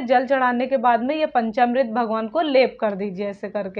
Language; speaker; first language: Hindi; native; Hindi